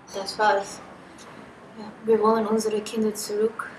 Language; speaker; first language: German; non-native, learner; English